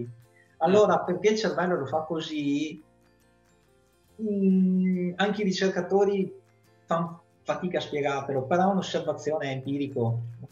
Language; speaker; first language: Italian; native; Italian